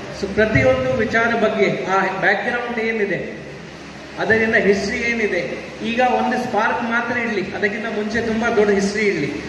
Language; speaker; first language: Kannada; non-native, fluent; Hindi